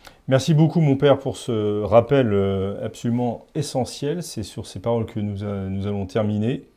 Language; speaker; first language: French; native; French